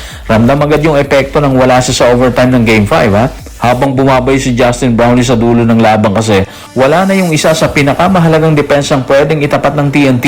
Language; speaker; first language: Filipino; native; Filipino